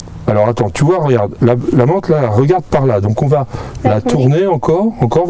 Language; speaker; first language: French; native; French